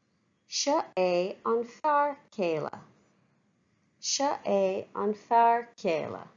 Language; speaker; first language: Irish; non-native, fluent; English